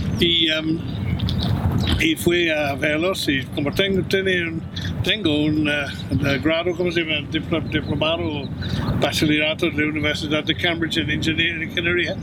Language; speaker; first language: Spanish; non-native, fluent; English